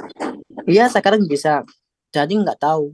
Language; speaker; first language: Indonesian; non-native, learner; Arabic